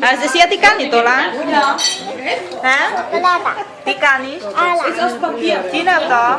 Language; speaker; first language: Greek; non-native, learner; Thai